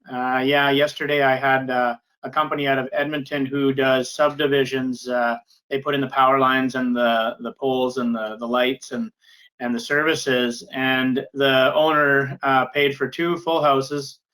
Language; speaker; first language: English; native; English